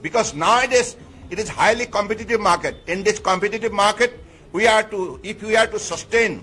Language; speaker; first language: English; non-native, local second language; Assamese